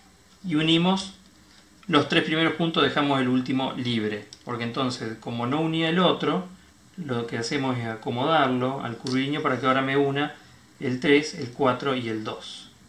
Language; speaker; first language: Spanish; native; Spanish